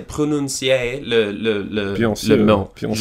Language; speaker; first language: French; non-native, learner; English